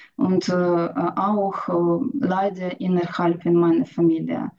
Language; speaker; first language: German; non-native, learner; Ukrainian